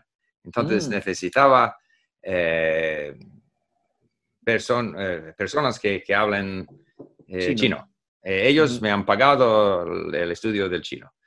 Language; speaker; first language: Spanish; non-native, fluent; English